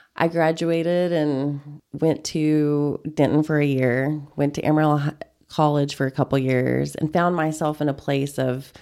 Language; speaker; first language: English; native; English